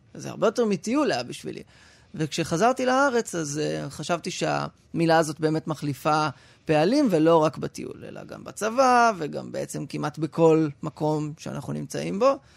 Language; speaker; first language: Hebrew; native; Hebrew